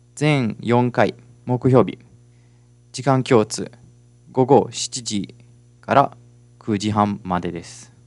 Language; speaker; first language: Japanese; non-native, fluent; Italian